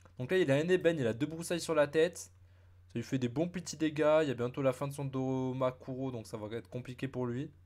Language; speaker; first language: French; native; French